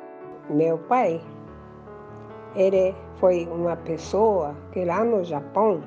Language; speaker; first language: Portuguese; early bilingual, other home language; Japanese